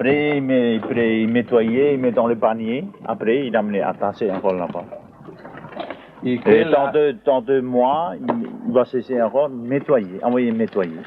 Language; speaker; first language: French; non-native, local second language; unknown